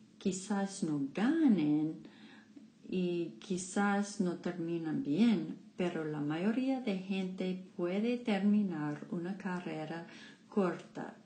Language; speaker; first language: Spanish; non-native, learner; English